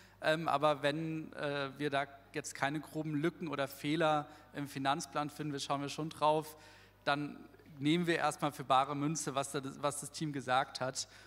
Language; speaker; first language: German; native; German